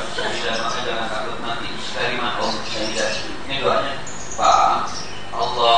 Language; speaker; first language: Indonesian; native; Indonesian